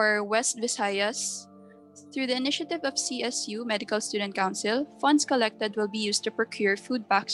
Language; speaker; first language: English; non-native, local second language; Filipino